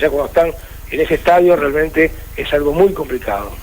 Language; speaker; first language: Spanish; native; Spanish